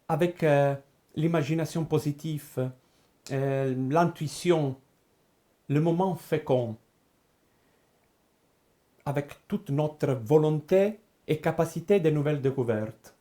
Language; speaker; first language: French; non-native, fluent; Italian